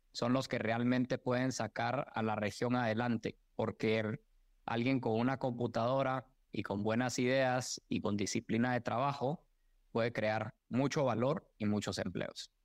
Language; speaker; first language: Spanish; native; Spanish